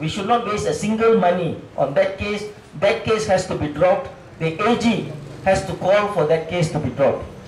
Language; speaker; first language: English; non-native, local second language; Tamil